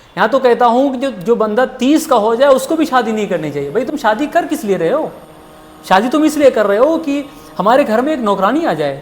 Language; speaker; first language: Urdu; native; Urdu